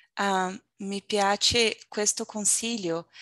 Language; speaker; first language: Italian; non-native, learner; Portuguese